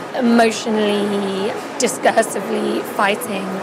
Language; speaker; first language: English; native; English